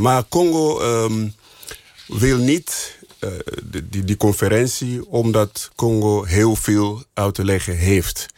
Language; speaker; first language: Dutch; non-native, fluent; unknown